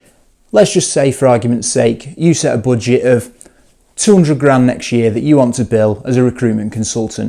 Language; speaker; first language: English; native; English